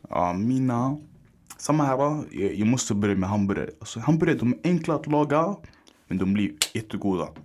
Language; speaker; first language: Swedish; early bilingual, other home language; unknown